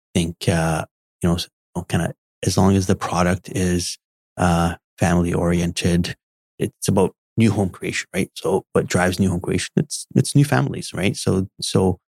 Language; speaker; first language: English; early bilingual, other home language; Arabic